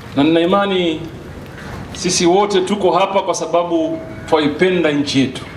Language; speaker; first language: Swahili; native; Swahili